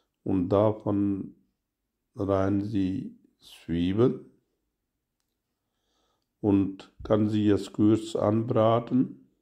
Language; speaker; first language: German; non-native, learner; Urdu